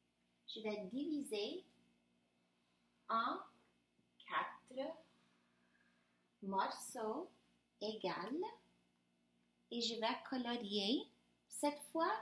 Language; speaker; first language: French; non-native, fluent; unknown